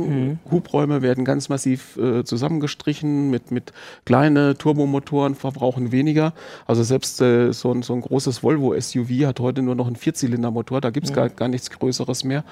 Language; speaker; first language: German; native; German